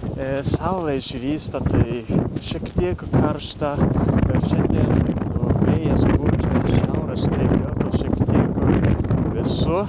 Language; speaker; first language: Lithuanian; non-native, fluent; Japanese